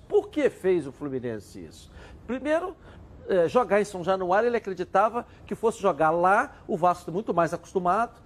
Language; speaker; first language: Portuguese; native; Portuguese